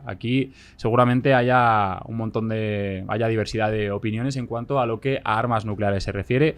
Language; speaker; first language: Spanish; native; Spanish